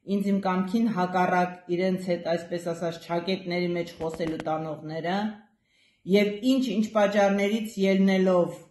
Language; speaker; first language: Armenian; native; Armenian